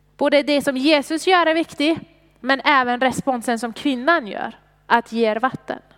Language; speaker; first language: Swedish; non-native, fluent; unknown